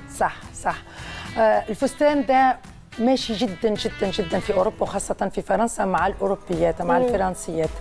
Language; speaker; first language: Arabic; native; Arabic